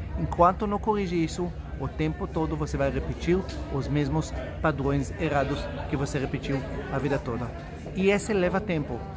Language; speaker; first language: Portuguese; non-native, fluent; Hebrew